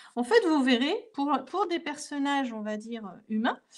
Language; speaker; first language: French; native; French